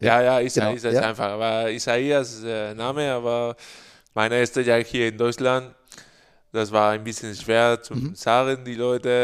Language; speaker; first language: German; non-native, learner; Spanish